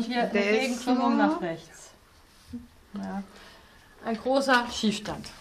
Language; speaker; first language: German; native; German